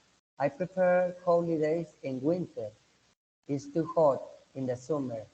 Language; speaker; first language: English; non-native, learner; Spanish